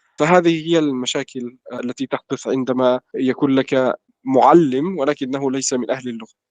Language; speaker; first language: Arabic; native; Arabic